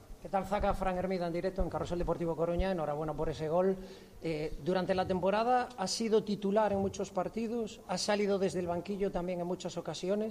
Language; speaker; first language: Spanish; native; Spanish